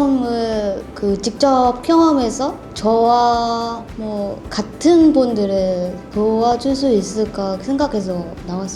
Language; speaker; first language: Korean; non-native, learner; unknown